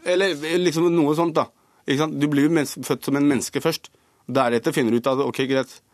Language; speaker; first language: Norwegian; early bilingual, other home language; Urdu